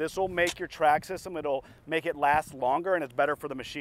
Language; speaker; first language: English; native; English